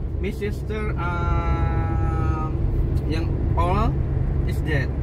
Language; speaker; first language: English; non-native, learner; Indonesian